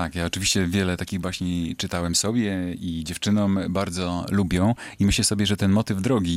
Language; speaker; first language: Polish; native; Polish